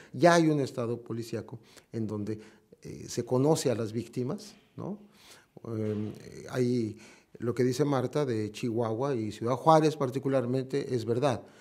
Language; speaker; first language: Spanish; native; Spanish